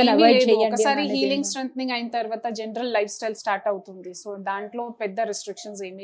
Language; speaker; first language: Telugu; non-native, learner; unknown